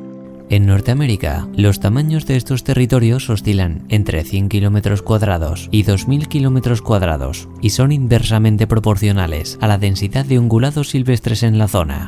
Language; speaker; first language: Spanish; native; Spanish